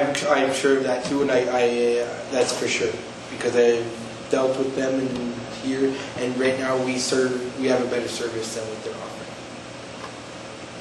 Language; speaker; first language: English; native; English